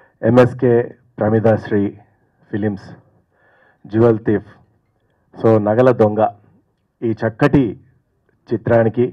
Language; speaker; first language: Telugu; native; Telugu